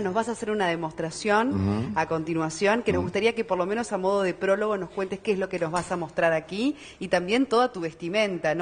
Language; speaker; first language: Spanish; native; Spanish